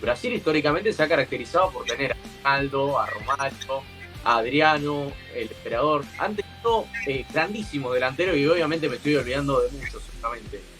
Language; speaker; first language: Spanish; native; Spanish